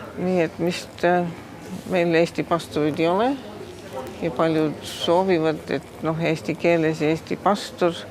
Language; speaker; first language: Estonian; early bilingual, heritage; Estonian